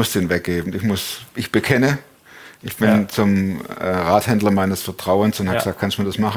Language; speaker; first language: German; native; German